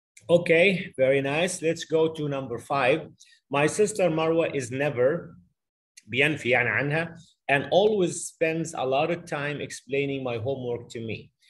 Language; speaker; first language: English; non-native, fluent; Arabic